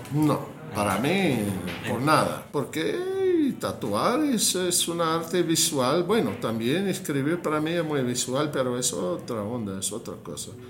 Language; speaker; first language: Spanish; non-native, fluent; English